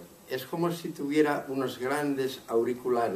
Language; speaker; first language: Spanish; non-native, local second language; Catalan